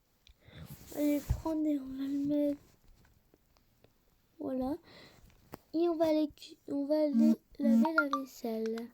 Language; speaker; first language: French; native; French